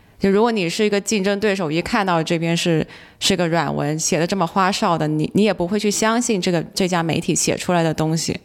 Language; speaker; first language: Chinese; non-native, local second language; Cantonese